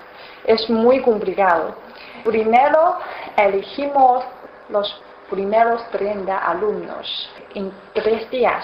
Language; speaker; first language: Spanish; non-native, learner; Chinese